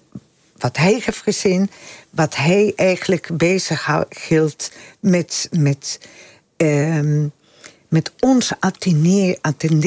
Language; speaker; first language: Dutch; non-native, fluent; Spanish